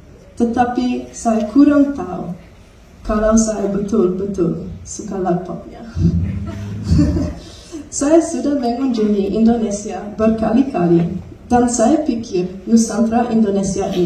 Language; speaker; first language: Indonesian; non-native, learner; English